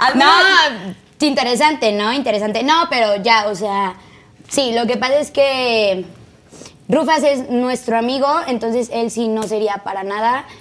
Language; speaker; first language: Spanish; native; Spanish